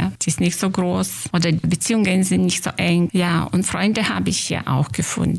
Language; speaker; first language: German; non-native, fluent; Lithuanian